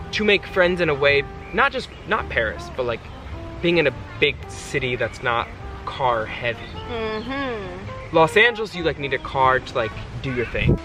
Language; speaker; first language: English; native; English